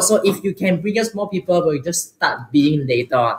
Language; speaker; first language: English; non-native, local second language; Chinese